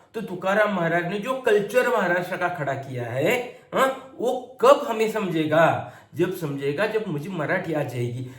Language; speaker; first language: Hindi; non-native, local second language; Marathi